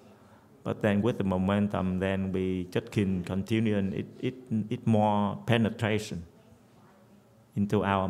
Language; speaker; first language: English; non-native, fluent; Vietnamese